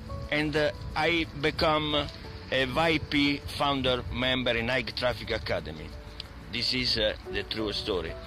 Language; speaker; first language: English; non-native, learner; Italian